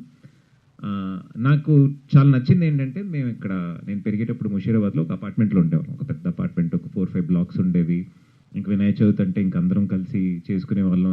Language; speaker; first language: Telugu; native; Telugu